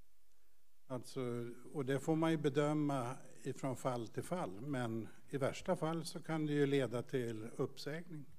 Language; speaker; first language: Swedish; native; Swedish